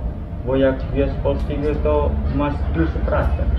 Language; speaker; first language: Polish; non-native, learner; Balinese